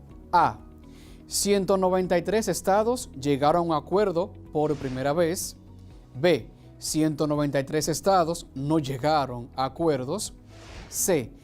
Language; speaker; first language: Spanish; native; Spanish